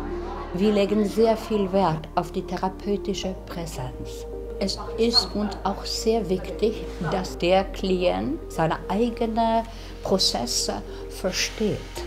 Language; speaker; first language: German; non-native, fluent; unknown